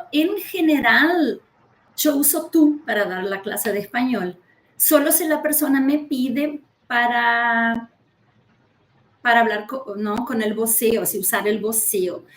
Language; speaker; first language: Spanish; early bilingual, heritage; Spanish